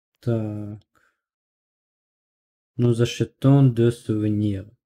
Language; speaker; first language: French; non-native, learner; Russian